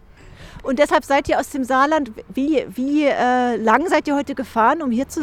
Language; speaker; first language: German; native; German